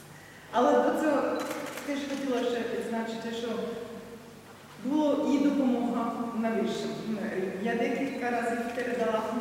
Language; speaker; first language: Ukrainian; non-native, learner; German